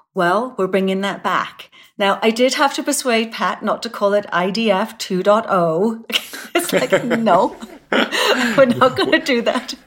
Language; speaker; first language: English; native; English